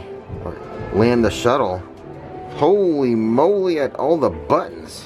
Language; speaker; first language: English; native; English